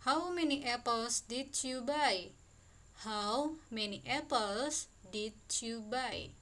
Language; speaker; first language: English; non-native, fluent; Indonesian